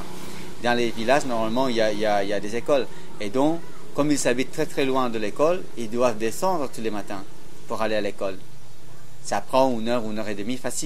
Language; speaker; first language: French; non-native, learner; Indonesian